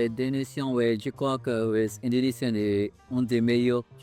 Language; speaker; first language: French; non-native, learner; Filipino